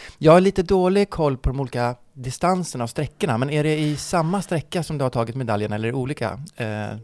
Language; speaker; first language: Swedish; native; Swedish